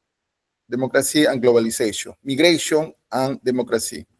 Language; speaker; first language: English; non-native, learner; Spanish